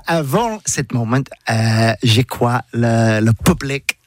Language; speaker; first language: French; non-native, learner; English